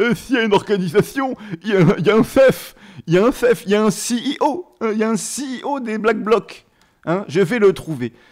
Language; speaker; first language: French; native; French